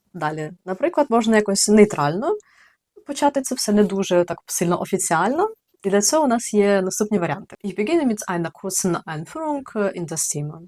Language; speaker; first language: Ukrainian; native; Ukrainian